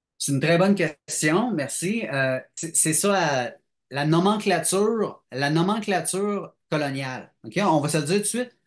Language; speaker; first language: French; native; French